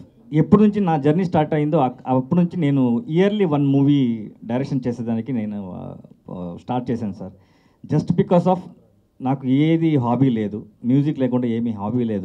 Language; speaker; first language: Telugu; non-native, learner; Kannada